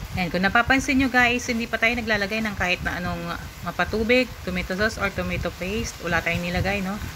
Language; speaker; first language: Filipino; non-native, local second language; Bikol